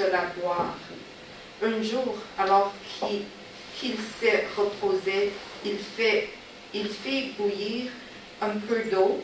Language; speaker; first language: French; non-native, learner; Chinese